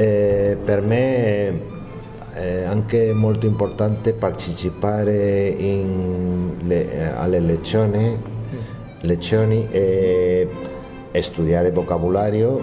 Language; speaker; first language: Italian; non-native, learner; Spanish